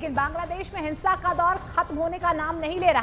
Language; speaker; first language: Hindi; native; Hindi